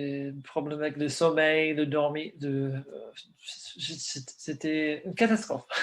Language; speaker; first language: French; non-native, learner; English